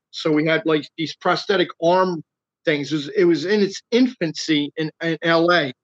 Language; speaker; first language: English; native; English